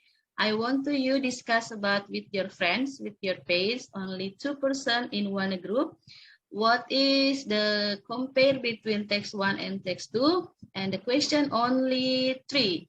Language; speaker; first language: English; non-native, local second language; Indonesian